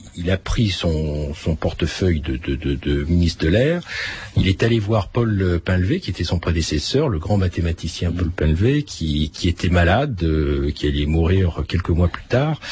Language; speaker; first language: French; native; French